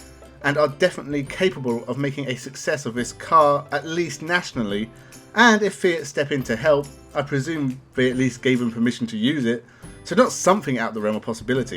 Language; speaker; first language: English; native; English